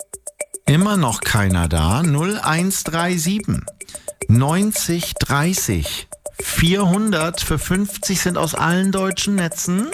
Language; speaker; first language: German; native; German